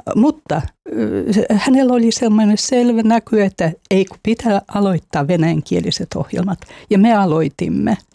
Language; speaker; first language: Finnish; non-native, fluent; Russian